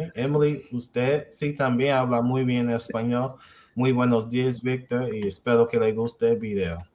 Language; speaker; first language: Spanish; non-native, fluent; English